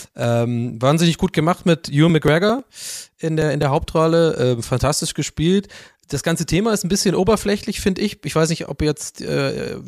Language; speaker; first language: German; non-native, fluent; English